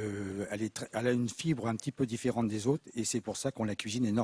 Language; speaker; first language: French; native; French